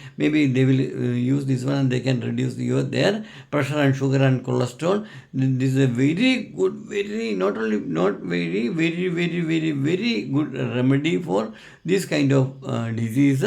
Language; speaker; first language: English; non-native, local second language; Malayalam